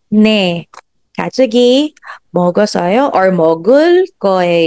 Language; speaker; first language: Korean; non-native, fluent; Filipino